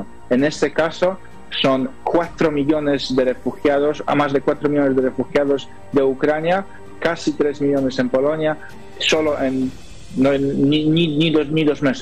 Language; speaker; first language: Spanish; non-native, fluent; Polish